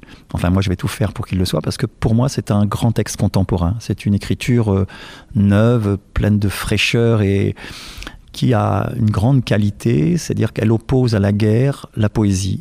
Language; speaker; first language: French; native; French